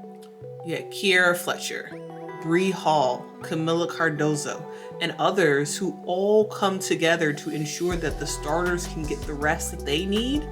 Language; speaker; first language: English; native; English